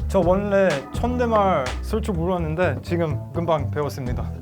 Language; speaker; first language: Korean; non-native, learner; Croatian